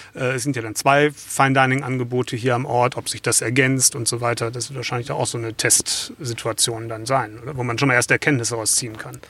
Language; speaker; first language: German; native; German